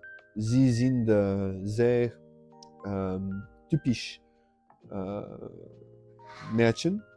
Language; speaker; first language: German; non-native, learner; French